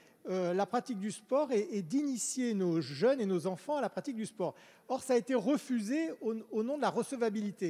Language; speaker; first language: French; native; French